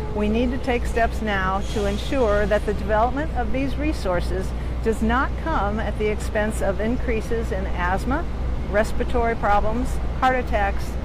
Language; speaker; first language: English; native; English